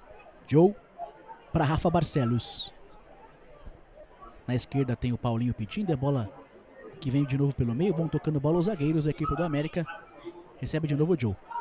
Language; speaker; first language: Portuguese; native; Portuguese